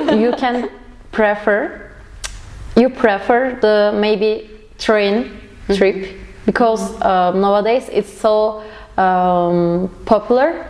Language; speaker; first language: English; non-native, learner; Turkish